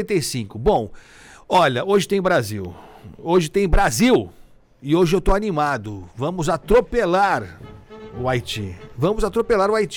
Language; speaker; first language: Portuguese; native; Portuguese